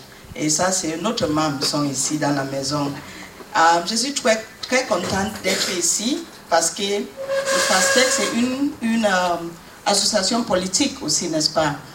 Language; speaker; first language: French; non-native, learner; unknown